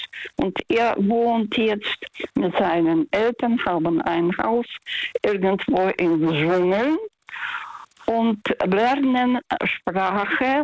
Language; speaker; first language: German; non-native, fluent; Russian